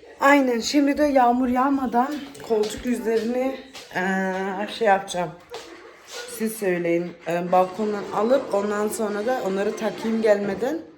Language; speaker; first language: Turkish; early bilingual, heritage; Turkish